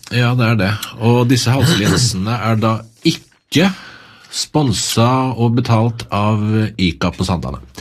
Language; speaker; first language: Norwegian; native; Norwegian